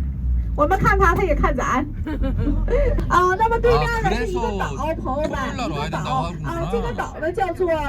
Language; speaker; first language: Chinese; native; Chinese